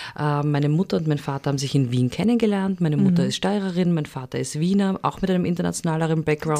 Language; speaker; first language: German; native; German